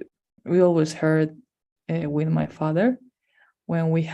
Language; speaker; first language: English; non-native, fluent; Spanish